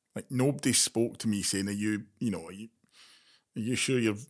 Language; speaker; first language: English; native; English